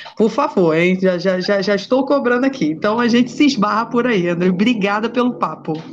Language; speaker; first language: Portuguese; native; Portuguese